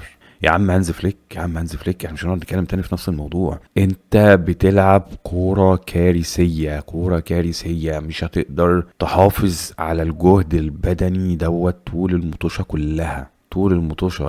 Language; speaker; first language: Arabic; native; Arabic